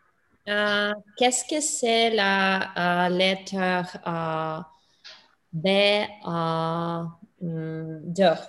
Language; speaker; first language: French; non-native, learner; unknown